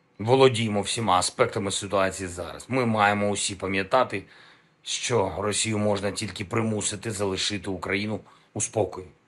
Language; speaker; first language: Ukrainian; non-native, local second language; Russian